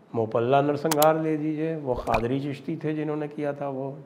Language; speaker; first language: Hindi; native; Hindi